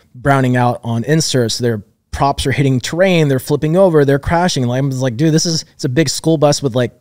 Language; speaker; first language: English; native; English